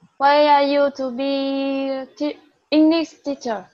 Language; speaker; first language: English; non-native, learner; Vietnamese